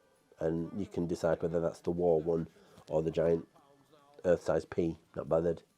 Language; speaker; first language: English; native; English